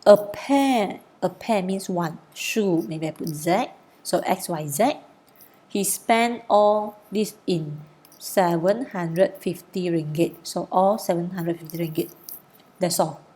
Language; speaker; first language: English; non-native, local second language; Malay